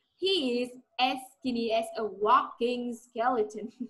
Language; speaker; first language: English; non-native, fluent; Vietnamese